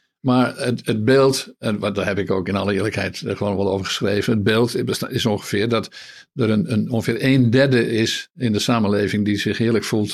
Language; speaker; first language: Dutch; native; Dutch